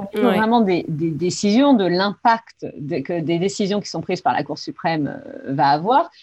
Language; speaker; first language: French; native; French